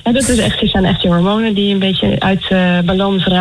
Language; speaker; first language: Dutch; native; Dutch